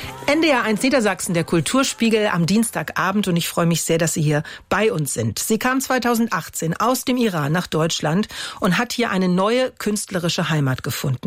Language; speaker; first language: German; native; German